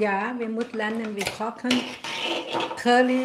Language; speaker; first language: German; non-native, learner; Thai